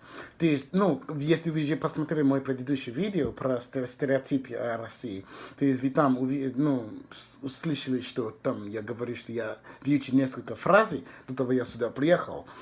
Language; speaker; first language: Russian; non-native, fluent; English